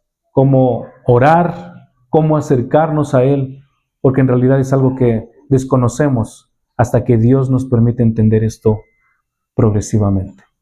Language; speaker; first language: Spanish; native; Spanish